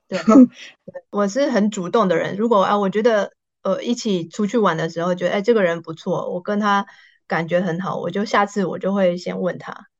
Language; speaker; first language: Chinese; native; Chinese